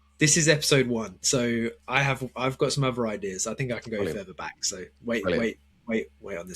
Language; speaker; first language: English; native; English